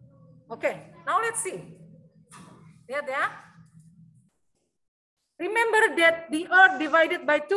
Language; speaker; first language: English; non-native, learner; Indonesian